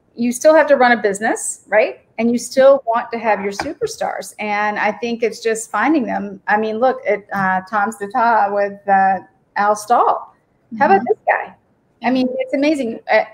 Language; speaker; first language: English; native; English